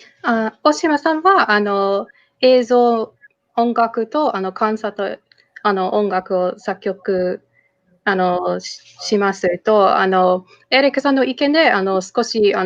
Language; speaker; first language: Japanese; non-native, fluent; English